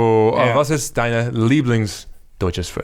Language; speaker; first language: German; non-native, learner; English